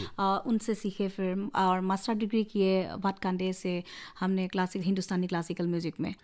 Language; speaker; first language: Hindi; non-native, local second language; Assamese